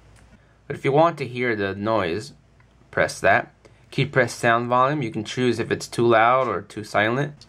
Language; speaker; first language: English; native; English